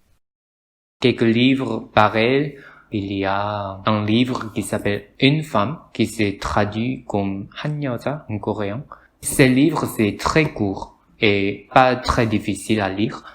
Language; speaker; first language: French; non-native, learner; Korean